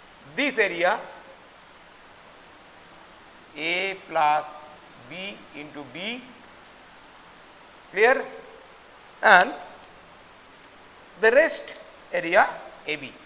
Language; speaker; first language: English; non-native, local second language; Bangla